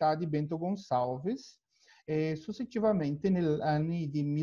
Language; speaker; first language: Italian; non-native, learner; Portuguese